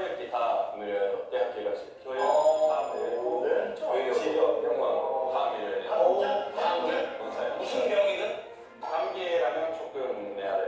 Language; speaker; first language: Korean; non-native, fluent; Norwegian